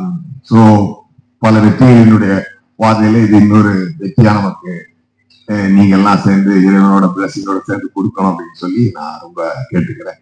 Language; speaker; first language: Tamil; native; Tamil